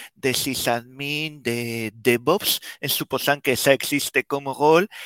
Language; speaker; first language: French; non-native, fluent; Spanish